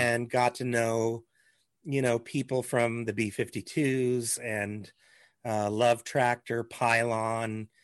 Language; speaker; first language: English; native; English